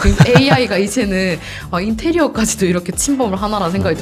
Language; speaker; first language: Korean; native; Korean